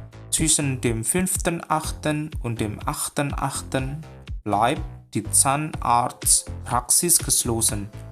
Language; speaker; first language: German; non-native, fluent; Indonesian